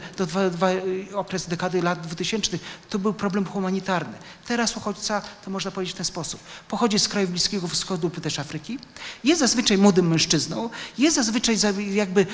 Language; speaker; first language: Polish; native; Polish